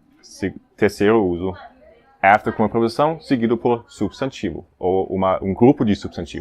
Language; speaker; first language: Portuguese; non-native, fluent; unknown